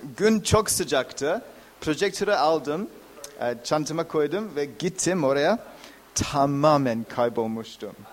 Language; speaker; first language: Turkish; non-native, fluent; English